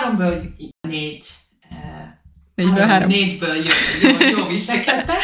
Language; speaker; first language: Hungarian; non-native, learner; English